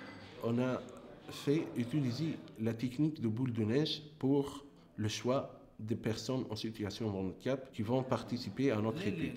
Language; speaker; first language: French; non-native, local second language; Arabic